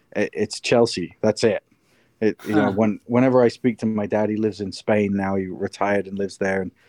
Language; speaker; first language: English; native; English